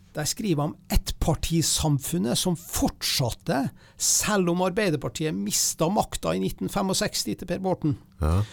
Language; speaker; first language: Norwegian; native; Norwegian